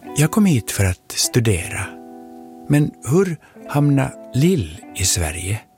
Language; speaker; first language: Swedish; native; Swedish